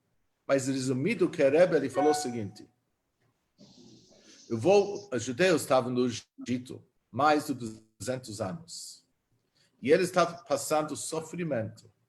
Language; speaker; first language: Portuguese; non-native, fluent; Hebrew